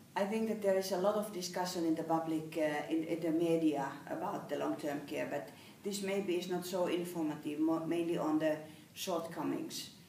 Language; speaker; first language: English; non-native, fluent; Finnish